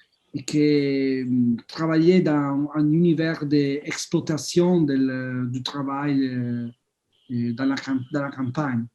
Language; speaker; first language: French; non-native, fluent; Italian